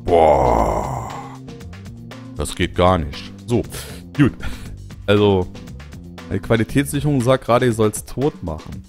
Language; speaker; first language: German; native; German